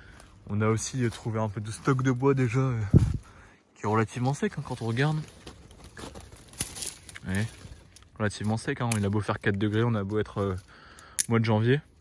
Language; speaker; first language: French; native; French